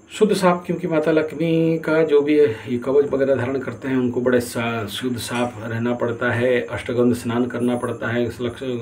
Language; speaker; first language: Hindi; non-native, local second language; Odia